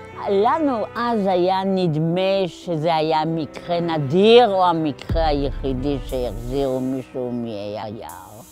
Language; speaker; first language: Hebrew; non-native, fluent; Polish